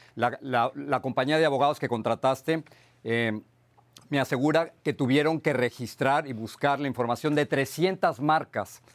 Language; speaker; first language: Spanish; native; Spanish